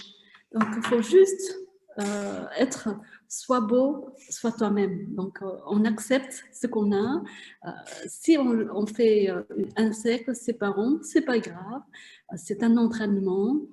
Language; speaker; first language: French; non-native, fluent; Vietnamese